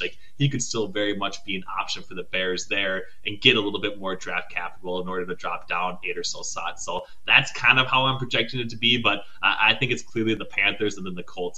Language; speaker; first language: English; native; English